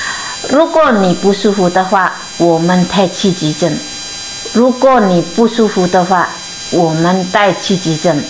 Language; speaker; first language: Chinese; non-native, fluent; Indonesian